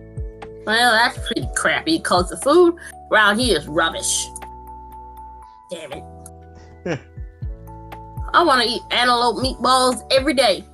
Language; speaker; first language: English; native; English